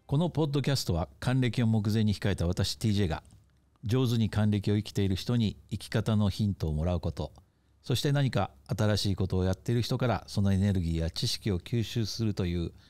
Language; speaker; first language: Japanese; native; Japanese